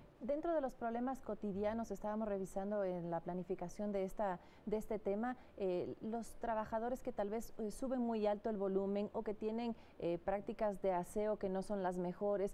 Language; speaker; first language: Spanish; native; Spanish